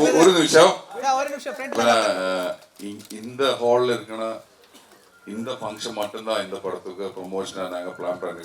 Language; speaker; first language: Tamil; non-native, learner; Malayalam